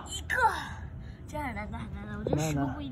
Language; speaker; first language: Chinese; early bilingual, heritage; Chinese